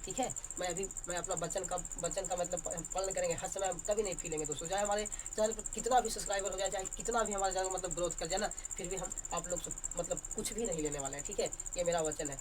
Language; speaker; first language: Hindi; native; Hindi